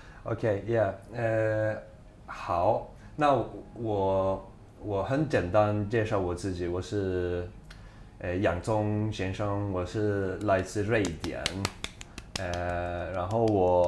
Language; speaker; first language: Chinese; non-native, fluent; Swedish